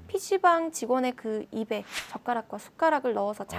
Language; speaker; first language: Korean; native; Korean